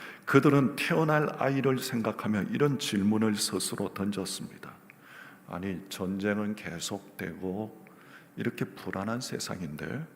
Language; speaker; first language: Korean; native; Korean